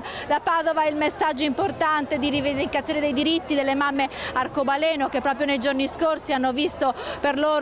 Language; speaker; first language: Italian; native; Italian